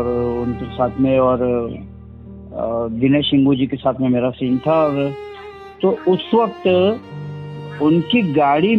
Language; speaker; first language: Hindi; native; Hindi